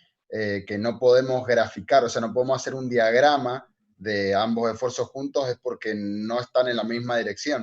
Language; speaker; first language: Spanish; native; Spanish